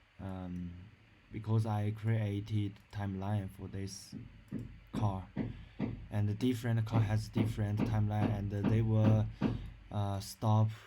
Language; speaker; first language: English; non-native, learner; Chinese